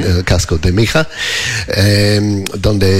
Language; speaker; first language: Spanish; non-native, learner; English